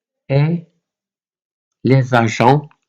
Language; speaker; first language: French; non-native, local second language; Arabic